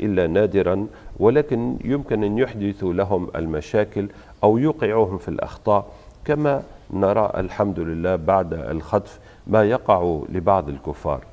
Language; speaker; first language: Arabic; native; Arabic